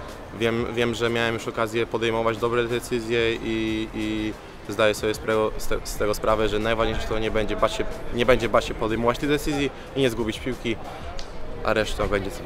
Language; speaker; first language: Polish; native; Polish